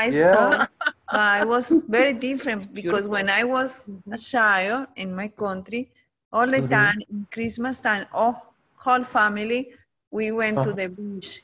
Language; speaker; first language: English; non-native, learner; Spanish